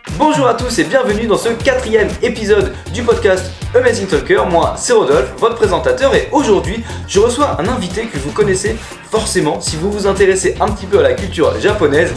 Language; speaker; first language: French; native; French